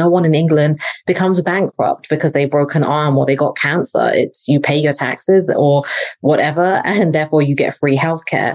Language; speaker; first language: English; native; English